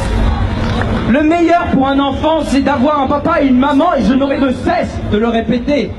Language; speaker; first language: French; native; French